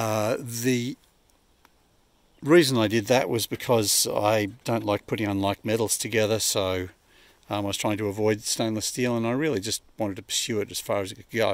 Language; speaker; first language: English; native; English